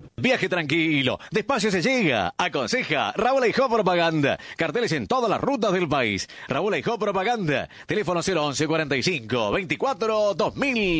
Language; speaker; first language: Spanish; native; Spanish